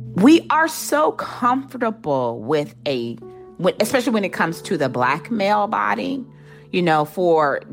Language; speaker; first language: English; native; English